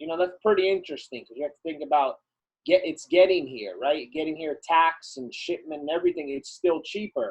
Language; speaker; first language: English; native; English